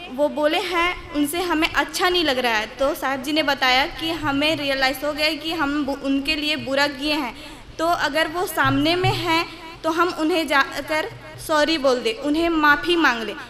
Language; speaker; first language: Hindi; native; Hindi